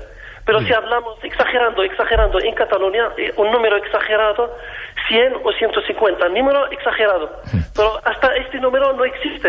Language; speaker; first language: Spanish; non-native, fluent; Arabic